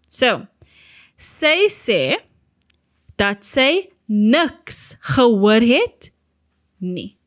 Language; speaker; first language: Afrikaans; non-native, local second language; English